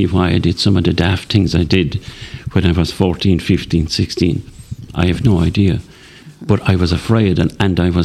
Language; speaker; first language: English; native; English